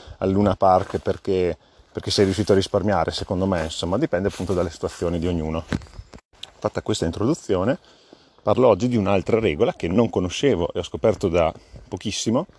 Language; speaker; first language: Italian; native; Italian